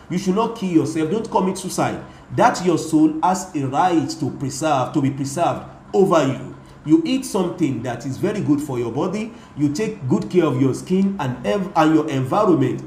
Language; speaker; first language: English; non-native, local second language; Yoruba